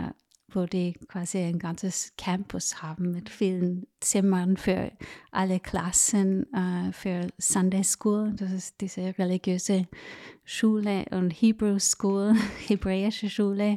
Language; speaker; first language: German; non-native, fluent; English